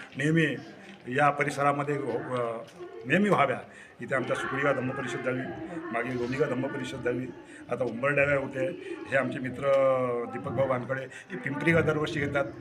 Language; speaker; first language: Marathi; native; Marathi